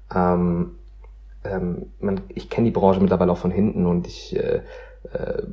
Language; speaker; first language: German; native; German